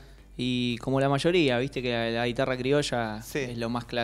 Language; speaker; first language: Spanish; native; Spanish